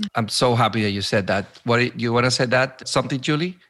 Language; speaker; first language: English; non-native, fluent; Spanish